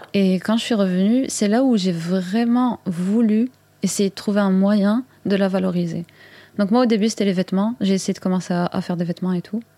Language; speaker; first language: French; non-native, local second language; Arabic